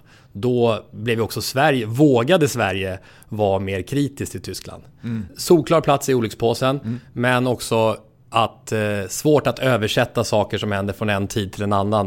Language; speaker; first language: Swedish; native; Swedish